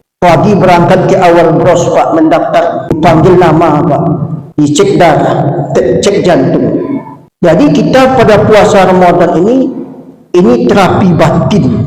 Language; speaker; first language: Malay; non-native, local second language; Minangkabau